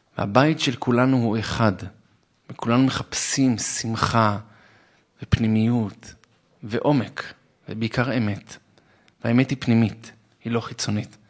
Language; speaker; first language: Hebrew; non-native, fluent; Arabic